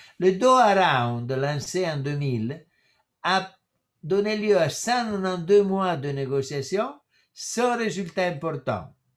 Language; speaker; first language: French; non-native, fluent; Italian